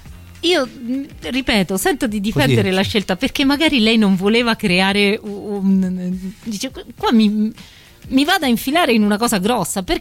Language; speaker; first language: Italian; native; Italian